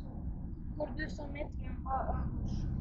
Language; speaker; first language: French; non-native, learner; Russian